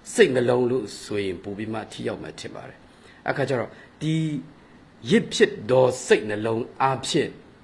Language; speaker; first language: Burmese; non-native, local second language; Kachin